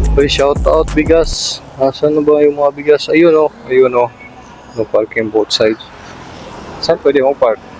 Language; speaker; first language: Filipino; non-native, local second language; Cebuano